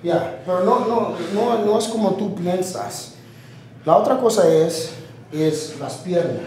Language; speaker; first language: Spanish; early bilingual, heritage; Spanish